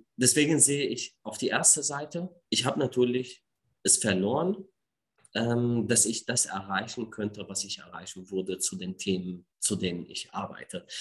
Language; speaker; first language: German; non-native, fluent; Arabic